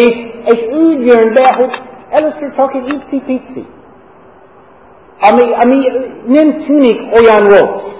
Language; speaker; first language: Hungarian; non-native, fluent; English